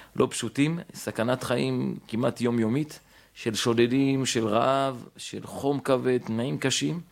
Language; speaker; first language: Hebrew; native; Hebrew